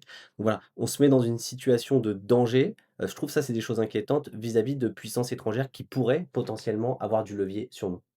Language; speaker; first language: French; native; French